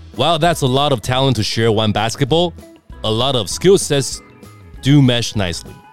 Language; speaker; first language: English; non-native, fluent; Chinese